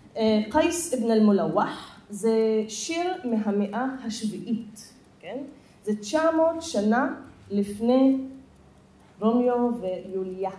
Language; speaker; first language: Hebrew; non-native, local second language; Arabic